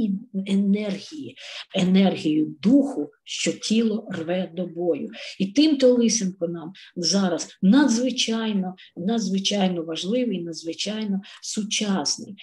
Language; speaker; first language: Ukrainian; native; Ukrainian